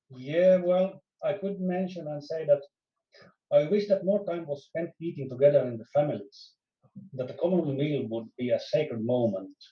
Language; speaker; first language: English; non-native, fluent; Swedish